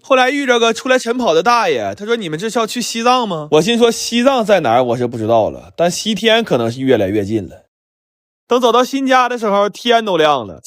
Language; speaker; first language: Chinese; native; Chinese